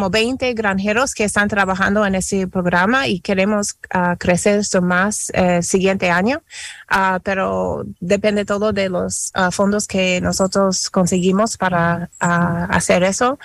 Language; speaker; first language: Spanish; non-native, fluent; English